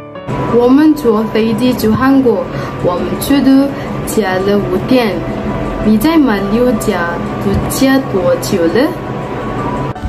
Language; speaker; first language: Chinese; non-native, learner; Malay